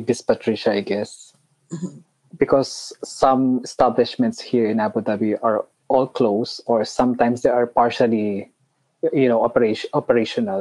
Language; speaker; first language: English; non-native, local second language; Pampanga